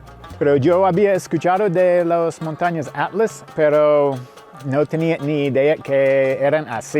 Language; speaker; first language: Spanish; non-native, fluent; English